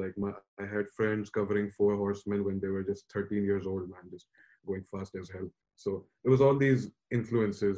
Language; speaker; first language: English; non-native, local second language; Urdu